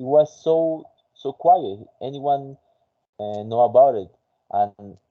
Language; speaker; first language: English; non-native, fluent; Spanish